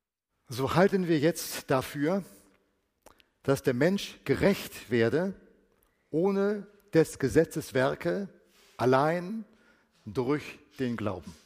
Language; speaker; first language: German; native; German